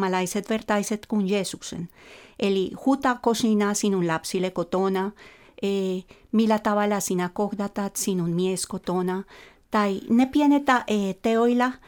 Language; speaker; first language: Finnish; non-native, fluent; Spanish